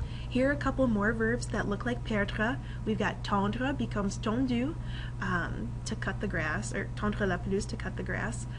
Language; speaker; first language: English; native; English